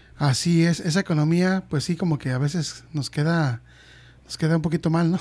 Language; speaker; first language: Spanish; early bilingual, heritage; Spanish